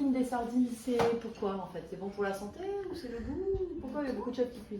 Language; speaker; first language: French; native; French